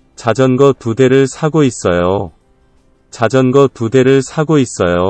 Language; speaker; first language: Korean; non-native, learner; Thai